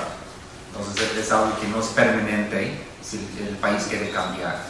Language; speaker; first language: Spanish; non-native, fluent; English